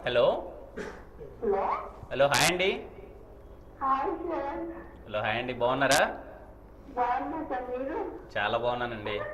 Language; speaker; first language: Telugu; native; Telugu